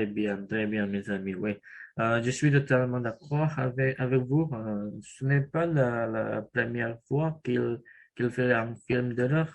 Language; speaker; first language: French; non-native, learner; Indonesian